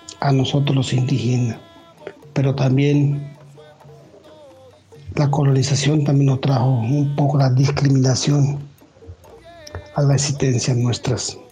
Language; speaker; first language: Spanish; non-native, local second language; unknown